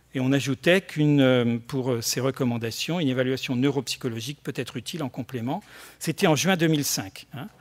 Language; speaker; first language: French; native; French